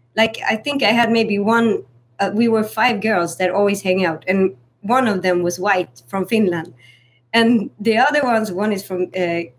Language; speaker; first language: English; non-native, fluent; Swedish